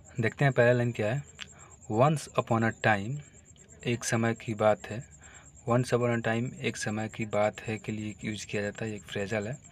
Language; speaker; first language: Hindi; native; Hindi